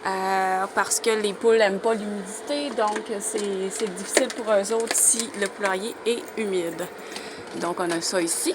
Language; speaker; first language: French; native; French